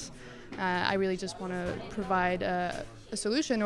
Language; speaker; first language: English; non-native, fluent; Spanish